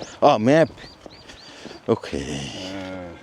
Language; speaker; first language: Korean; non-native, learner; Bangla